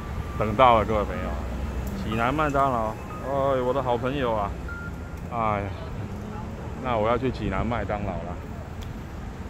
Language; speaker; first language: Chinese; native; Chinese